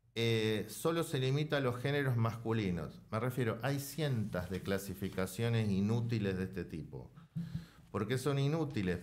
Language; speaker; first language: Spanish; native; Spanish